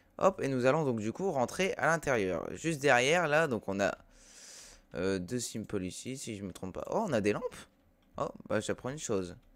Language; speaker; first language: French; native; French